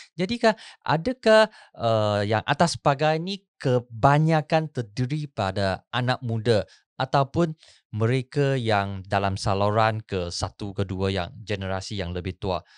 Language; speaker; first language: Malay; non-native, local second language; Chinese